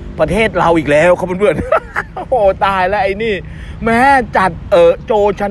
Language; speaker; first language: Thai; native; Thai